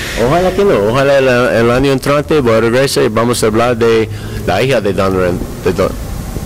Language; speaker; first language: Spanish; non-native, learner; English